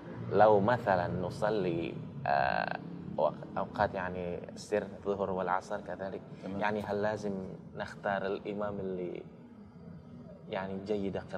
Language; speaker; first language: Arabic; non-native, learner; Indonesian